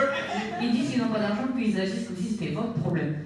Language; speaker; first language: French; native; French